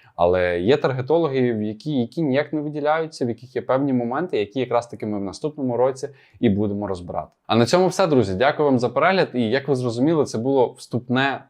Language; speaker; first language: Ukrainian; non-native, local second language; Russian